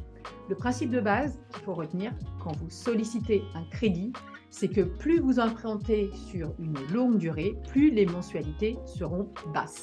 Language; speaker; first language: French; native; French